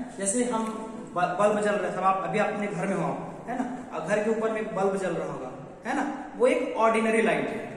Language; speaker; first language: Hindi; native; Hindi